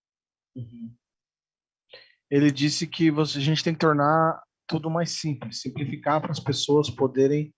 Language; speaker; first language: Portuguese; native; Portuguese